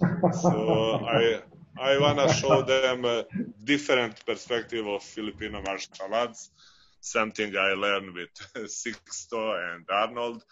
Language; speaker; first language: English; non-native, fluent; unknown